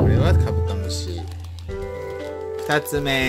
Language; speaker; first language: Japanese; native; Japanese